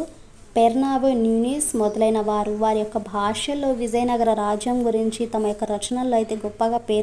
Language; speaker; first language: Telugu; native; Telugu